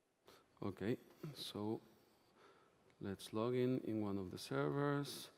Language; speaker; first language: English; non-native, fluent; Spanish